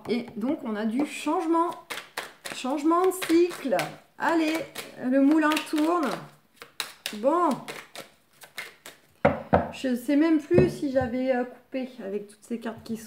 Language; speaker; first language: French; native; French